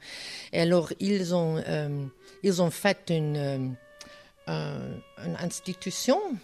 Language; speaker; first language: French; non-native, learner; Dutch